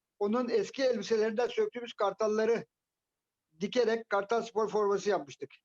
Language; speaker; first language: Turkish; native; Turkish